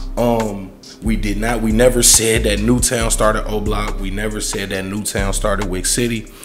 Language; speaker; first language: English; native; English